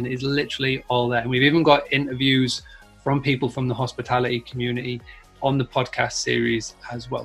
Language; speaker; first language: English; native; English